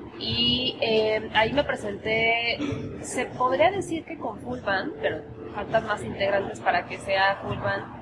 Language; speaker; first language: Spanish; native; Spanish